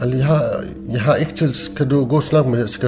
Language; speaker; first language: Danish; non-native, learner; Arabic